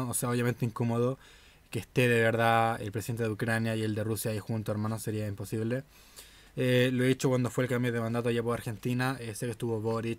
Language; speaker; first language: Spanish; native; Spanish